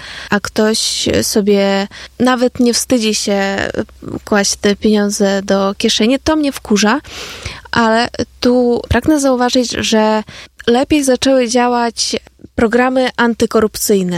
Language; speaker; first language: Polish; non-native, fluent; Ukrainian